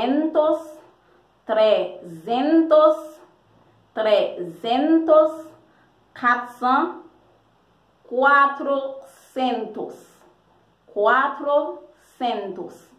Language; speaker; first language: Portuguese; non-native, learner; Haitian Creole